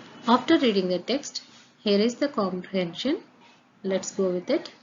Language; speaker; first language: English; non-native, local second language; Telugu